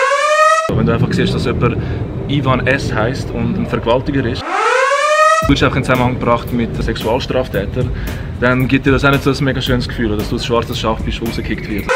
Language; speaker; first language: German; early bilingual, other home language; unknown